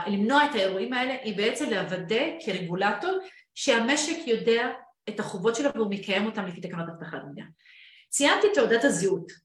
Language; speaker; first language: Hebrew; non-native, local second language; Arabic